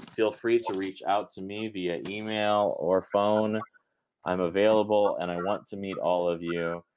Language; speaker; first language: English; native; English